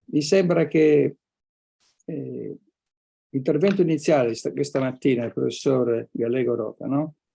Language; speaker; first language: Italian; native; Italian